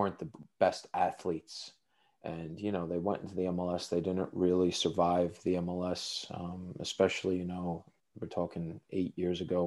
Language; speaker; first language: English; native; English